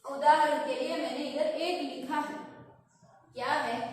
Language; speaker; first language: Hindi; non-native, local second language; Kannada